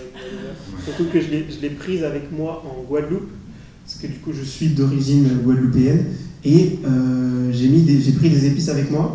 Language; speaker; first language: French; native; French